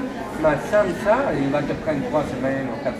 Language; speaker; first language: French; non-native, learner; Spanish